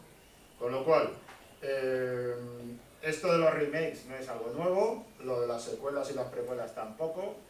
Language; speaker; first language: Spanish; native; Spanish